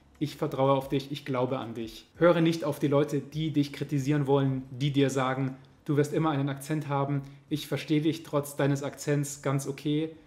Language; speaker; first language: German; native; German